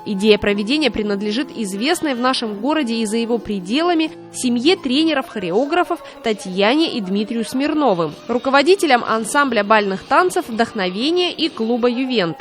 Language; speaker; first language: Russian; native; Russian